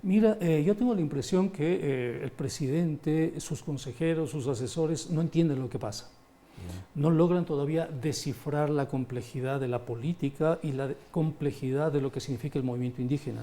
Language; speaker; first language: Spanish; native; Spanish